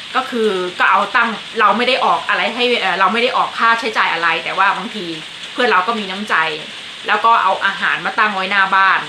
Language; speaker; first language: Thai; native; Thai